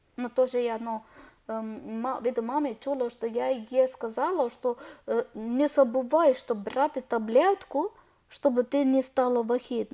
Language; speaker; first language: Ukrainian; non-native, learner; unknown